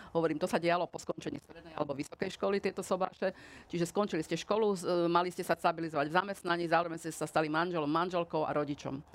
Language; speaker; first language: Slovak; native; Slovak